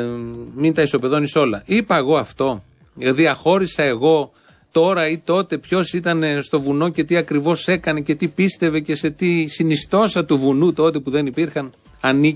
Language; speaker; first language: Greek; native; Greek